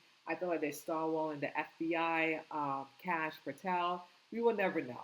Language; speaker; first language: English; native; English